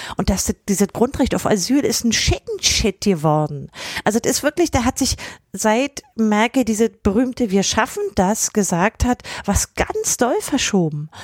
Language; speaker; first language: German; native; German